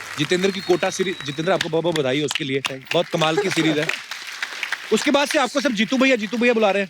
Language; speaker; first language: Hindi; native; Hindi